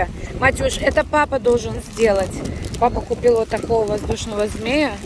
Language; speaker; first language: Russian; native; Russian